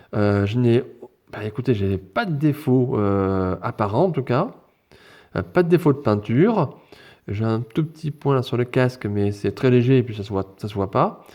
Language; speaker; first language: French; native; French